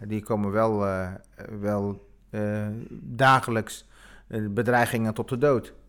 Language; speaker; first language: Dutch; non-native, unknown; Kurdish